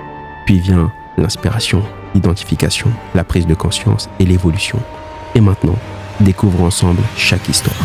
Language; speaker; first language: French; native; French